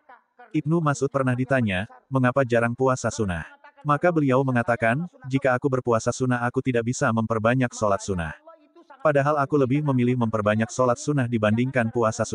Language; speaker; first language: Indonesian; native; Indonesian